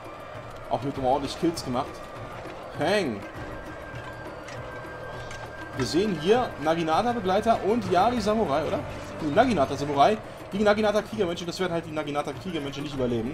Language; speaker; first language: German; native; German